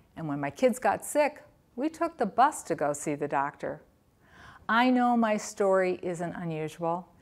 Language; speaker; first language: English; native; English